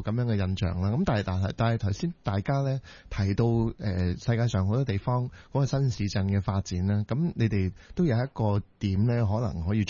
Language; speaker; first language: Cantonese; native; Cantonese